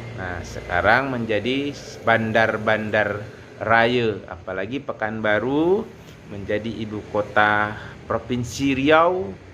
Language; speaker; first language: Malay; native; Malay